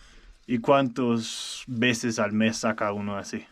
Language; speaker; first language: Spanish; non-native, learner; Danish